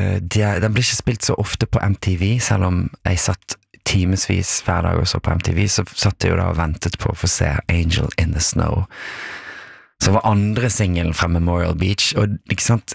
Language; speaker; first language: Norwegian; native; Norwegian